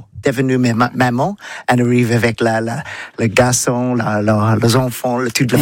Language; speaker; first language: French; non-native, learner; English